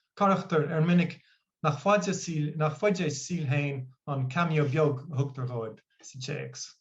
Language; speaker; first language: Irish; non-native, local second language; English